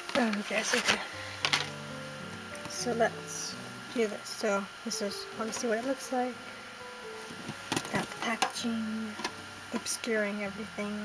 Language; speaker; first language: English; native; English